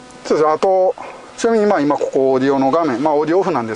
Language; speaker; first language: Japanese; native; Japanese